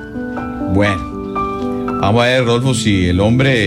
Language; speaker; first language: Spanish; native; Spanish